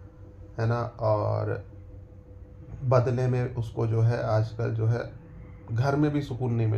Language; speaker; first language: Hindi; native; Hindi